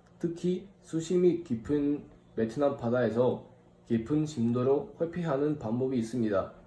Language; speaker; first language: Korean; non-native, fluent; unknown